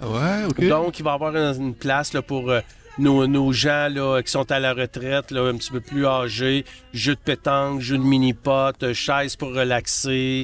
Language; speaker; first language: French; native; French